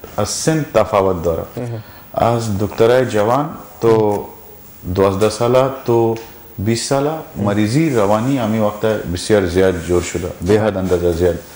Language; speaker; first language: Persian; non-native, learner; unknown